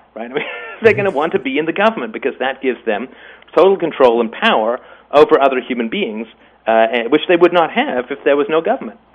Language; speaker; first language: English; native; English